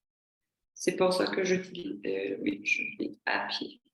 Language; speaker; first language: French; non-native, fluent; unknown